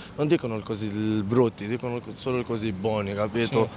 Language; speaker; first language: Italian; non-native, learner; Arabic